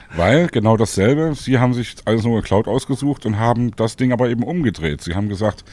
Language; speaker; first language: German; native; German